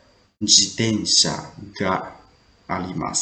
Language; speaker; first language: Japanese; non-native, fluent; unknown